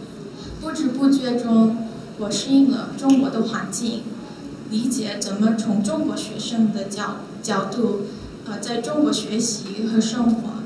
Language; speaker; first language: Chinese; non-native, learner; Korean